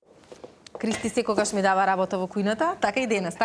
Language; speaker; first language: Macedonian; native; Macedonian